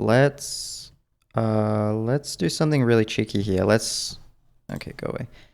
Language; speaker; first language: English; native; English